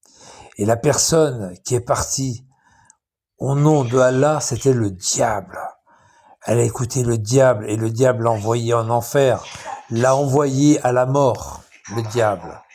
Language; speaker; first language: French; native; French